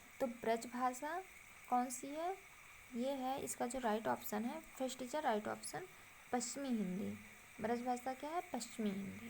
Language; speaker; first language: Hindi; native; Hindi